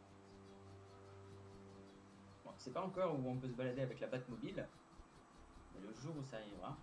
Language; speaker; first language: French; native; French